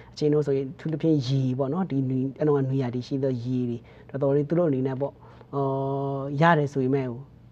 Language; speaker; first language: Burmese; non-native, local second language; Kachin